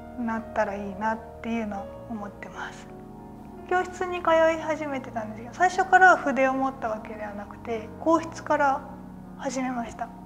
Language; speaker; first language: Japanese; native; Japanese